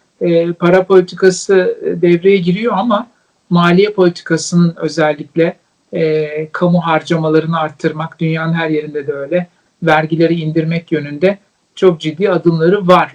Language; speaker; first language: Turkish; native; Turkish